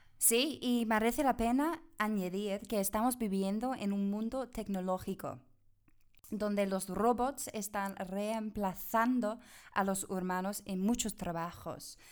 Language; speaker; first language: Spanish; non-native, fluent; English